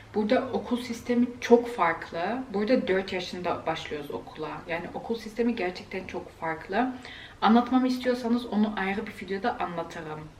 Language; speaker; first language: Turkish; early bilingual, heritage; Turkish